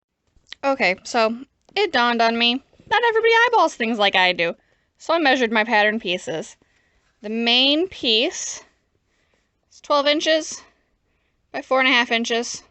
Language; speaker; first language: English; native; English